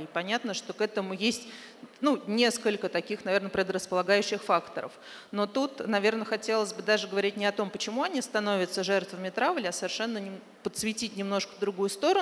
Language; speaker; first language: Russian; native; Russian